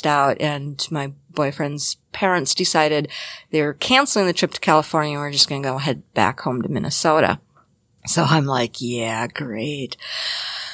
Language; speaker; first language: English; native; English